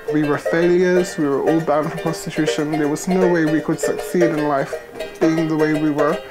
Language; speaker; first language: English; native; English